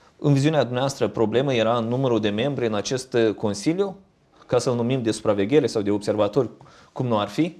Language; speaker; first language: Romanian; native; Romanian